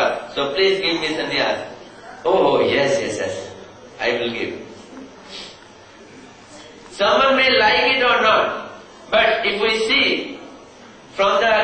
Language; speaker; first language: English; non-native, local second language; Hindi